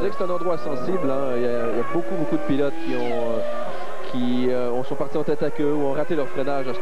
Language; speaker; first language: French; native; French